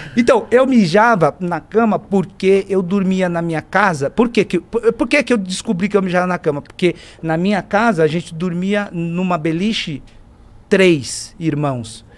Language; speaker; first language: Portuguese; native; Portuguese